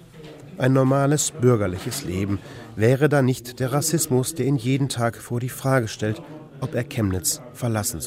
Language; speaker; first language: German; native; German